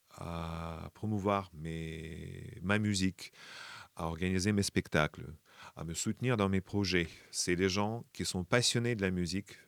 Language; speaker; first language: French; non-native, fluent; Russian